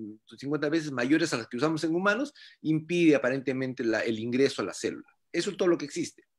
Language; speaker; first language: Spanish; native; Spanish